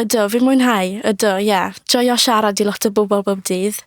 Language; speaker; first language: Welsh; native; Welsh